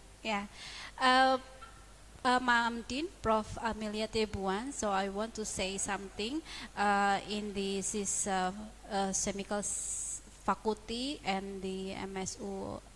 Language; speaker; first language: English; non-native, learner; Indonesian